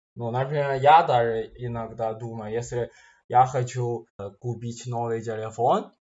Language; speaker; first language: Russian; non-native, fluent; Chinese